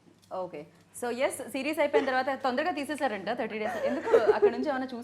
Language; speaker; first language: Telugu; native; Telugu